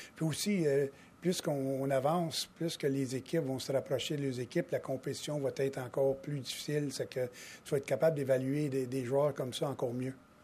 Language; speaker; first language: French; native; French